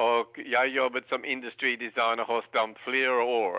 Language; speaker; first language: Swedish; non-native, learner; English